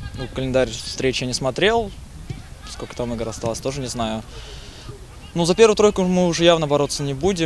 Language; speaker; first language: Russian; native; Russian